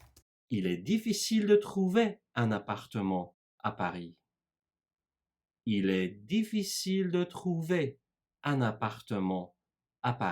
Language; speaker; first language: French; non-native, fluent; Turkish